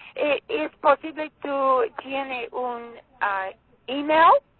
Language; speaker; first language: Spanish; non-native, learner; English